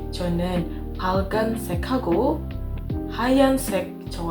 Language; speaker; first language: Korean; non-native, learner; Indonesian